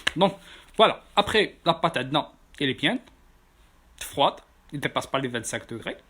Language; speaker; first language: French; non-native, local second language; Arabic